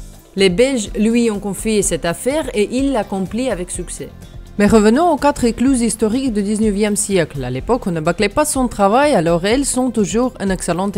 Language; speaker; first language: French; non-native, fluent; Russian